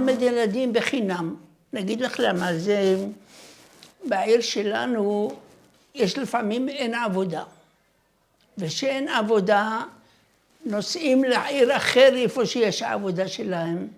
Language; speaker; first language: Hebrew; non-native, fluent; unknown